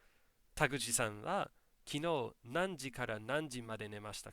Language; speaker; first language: Japanese; non-native, fluent; English